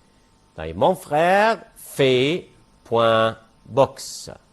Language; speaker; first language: French; non-native, fluent; Arabic